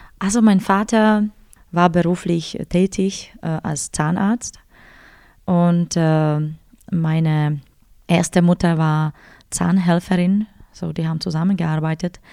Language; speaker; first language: German; non-native, fluent; Czech